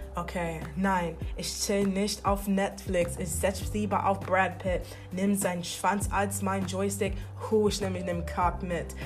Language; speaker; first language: German; non-native, fluent; English